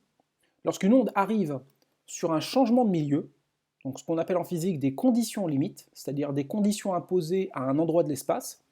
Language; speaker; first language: French; native; French